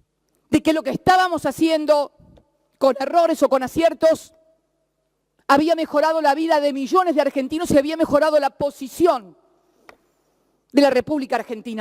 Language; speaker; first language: Spanish; native; Spanish